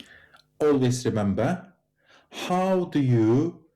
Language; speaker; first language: English; non-native, fluent; Turkish